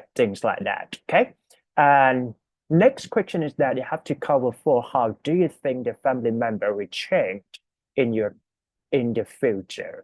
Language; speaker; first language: English; non-native, fluent; Thai